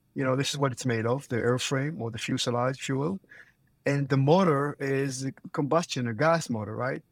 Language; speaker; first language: English; non-native, fluent; Hebrew